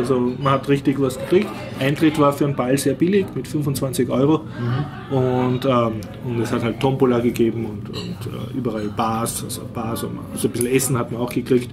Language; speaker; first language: German; native; German